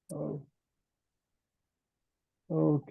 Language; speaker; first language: English; non-native, fluent; Spanish